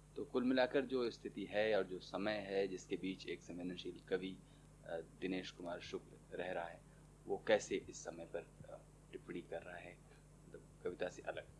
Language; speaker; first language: Hindi; native; Hindi